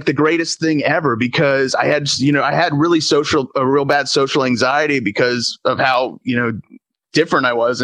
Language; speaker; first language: English; native; English